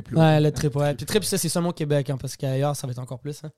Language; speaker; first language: French; native; French